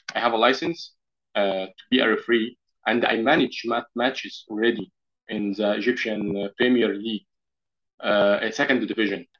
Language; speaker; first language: English; non-native, learner; Arabic